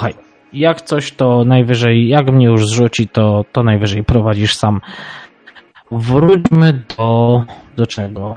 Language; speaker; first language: Polish; native; Polish